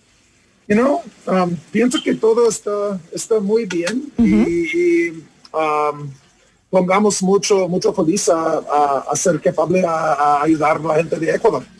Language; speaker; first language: Spanish; non-native, learner; English